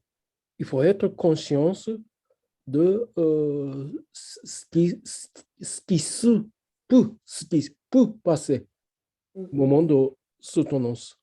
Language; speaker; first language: French; non-native, fluent; Japanese